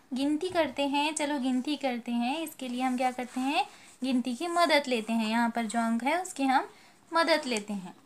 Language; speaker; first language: Hindi; native; Hindi